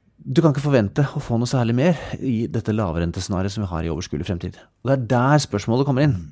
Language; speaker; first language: Norwegian; native; Norwegian